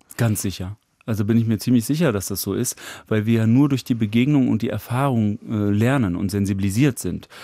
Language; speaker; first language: German; native; German